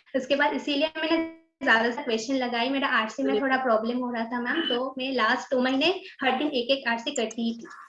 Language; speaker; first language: Hindi; non-native, local second language; Bangla